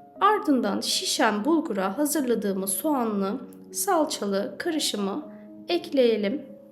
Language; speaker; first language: Turkish; native; Turkish